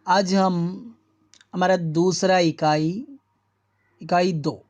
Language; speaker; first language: Hindi; non-native, local second language; Malayalam